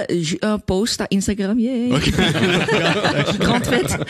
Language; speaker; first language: French; non-native, learner; Dutch